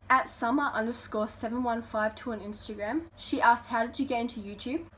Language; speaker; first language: English; native; English